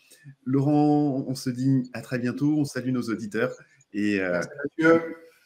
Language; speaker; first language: French; native; French